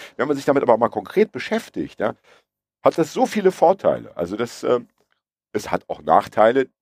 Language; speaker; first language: German; early bilingual, other home language; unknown